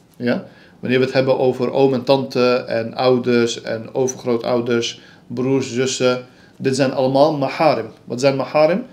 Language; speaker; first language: Dutch; early bilingual, other home language; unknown